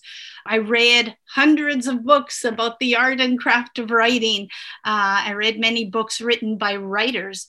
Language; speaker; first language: English; non-native, fluent; Italian